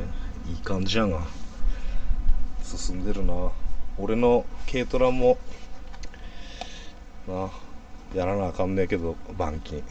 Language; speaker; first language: Japanese; native; Japanese